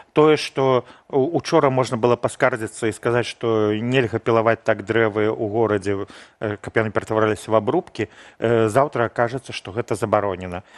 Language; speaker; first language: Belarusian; non-native, local second language; Russian